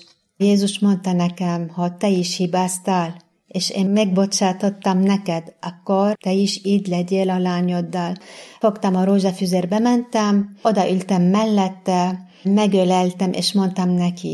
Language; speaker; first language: Hungarian; non-native, fluent; Arabic